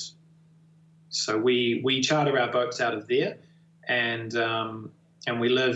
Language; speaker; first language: English; native; English